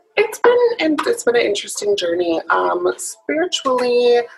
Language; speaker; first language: English; native; English